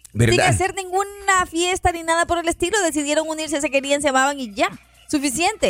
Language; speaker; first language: Spanish; native; Spanish